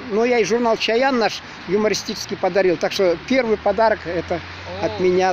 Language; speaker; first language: Russian; native; Russian